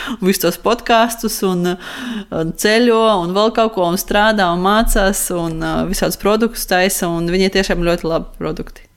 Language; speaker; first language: Latvian; non-native, local second language; Russian